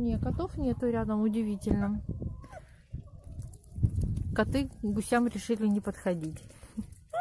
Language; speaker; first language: Russian; native; Russian